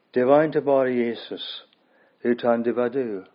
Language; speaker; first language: Swedish; non-native, fluent; English